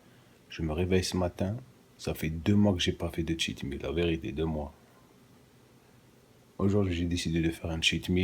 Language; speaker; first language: French; non-native, local second language; Arabic